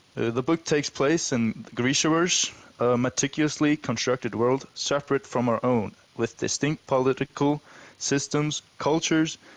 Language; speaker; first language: English; non-native, fluent; Icelandic